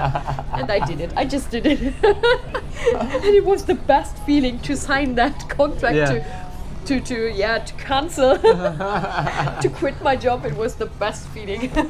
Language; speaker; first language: English; non-native, fluent; German